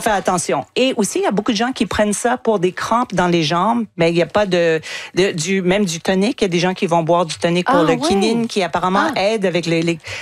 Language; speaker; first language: French; non-native, fluent; English